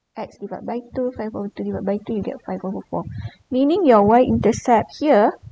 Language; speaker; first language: English; non-native, local second language; Malay